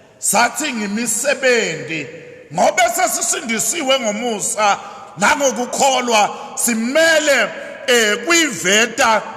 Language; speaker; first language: Zulu; non-native, local second language; Swati